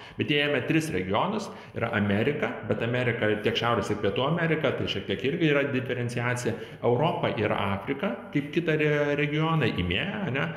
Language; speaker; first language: Lithuanian; native; Lithuanian